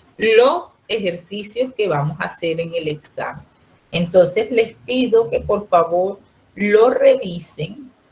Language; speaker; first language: Spanish; native; Spanish